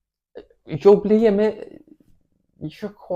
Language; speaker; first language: French; non-native, learner; Swedish